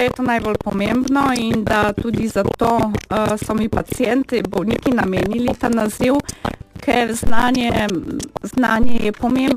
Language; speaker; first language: Slovenian; non-native, fluent; Polish